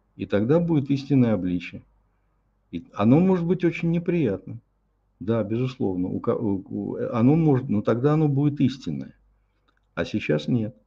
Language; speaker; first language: Russian; native; Russian